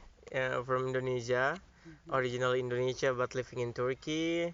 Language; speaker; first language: English; non-native, learner; Indonesian